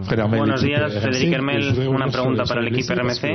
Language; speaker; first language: Spanish; non-native, fluent; French